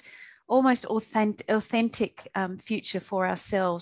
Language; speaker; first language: English; native; English